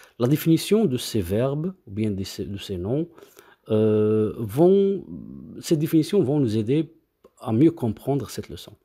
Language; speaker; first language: French; non-native, local second language; Arabic